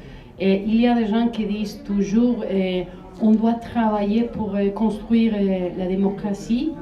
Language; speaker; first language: French; non-native, fluent; Spanish